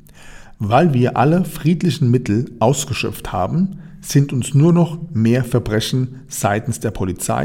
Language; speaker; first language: German; native; German